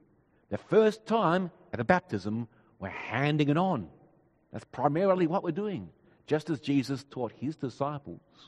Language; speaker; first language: English; native; English